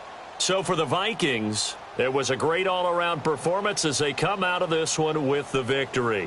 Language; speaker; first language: English; native; English